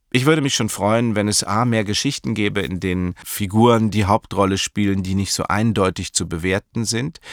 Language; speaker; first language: German; native; German